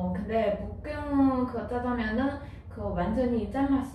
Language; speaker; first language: Korean; non-native, fluent; Chinese